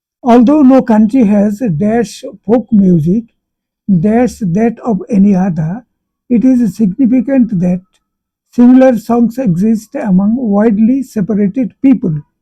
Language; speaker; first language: English; non-native, local second language; Bangla